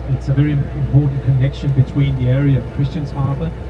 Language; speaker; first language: English; non-native, fluent; Danish